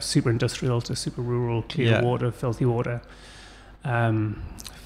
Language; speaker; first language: English; native; English